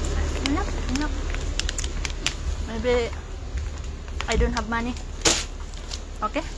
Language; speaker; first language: English; non-native, learner; Filipino